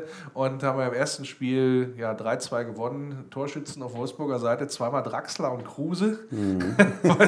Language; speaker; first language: German; native; German